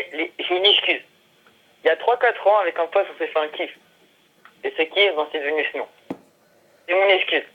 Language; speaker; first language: French; native; French